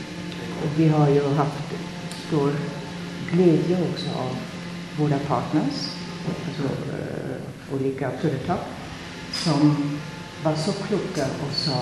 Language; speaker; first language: Swedish; non-native, fluent; German